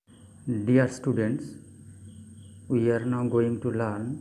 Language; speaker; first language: English; non-native, local second language; Bangla